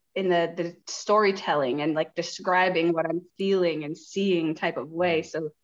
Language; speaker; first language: English; native; English